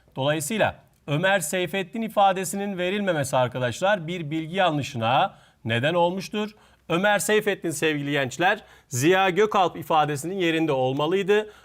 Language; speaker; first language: Turkish; native; Turkish